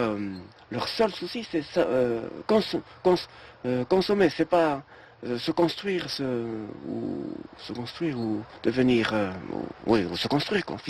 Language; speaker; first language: French; native; French